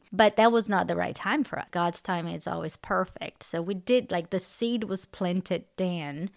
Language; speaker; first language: English; non-native, fluent; Portuguese